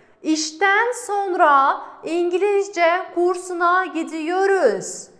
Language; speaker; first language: Turkish; non-native, fluent; Kazakh